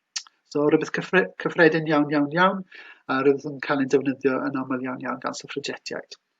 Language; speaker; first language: Welsh; native; Welsh